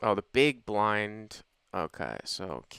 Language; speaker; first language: English; native; English